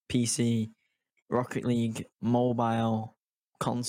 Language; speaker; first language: English; native; English